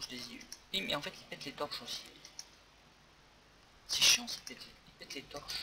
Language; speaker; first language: French; native; French